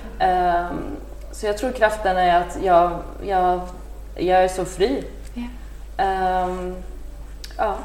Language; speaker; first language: Swedish; early bilingual, other home language; Persian